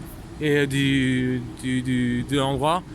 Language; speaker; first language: French; native; French